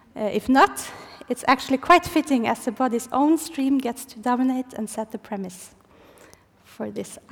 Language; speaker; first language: English; non-native, fluent; Norwegian